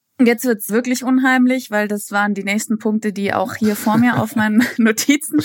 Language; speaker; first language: German; native; German